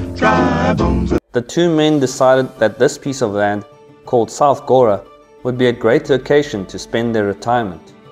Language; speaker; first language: English; native; English